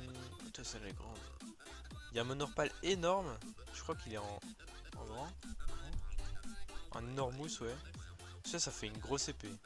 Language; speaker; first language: French; native; French